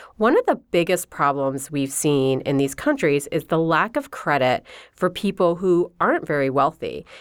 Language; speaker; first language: English; native; English